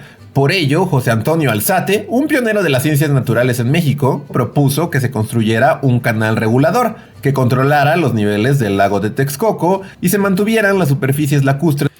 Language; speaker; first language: Spanish; native; Spanish